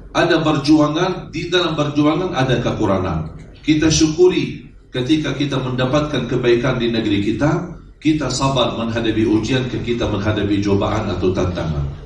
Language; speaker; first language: Indonesian; non-native, fluent; Arabic